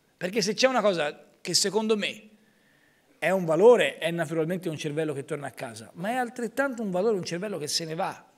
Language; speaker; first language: Italian; native; Italian